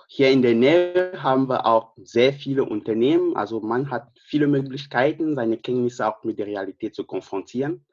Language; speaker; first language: German; non-native, fluent; French